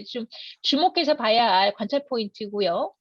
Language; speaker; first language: Korean; native; Korean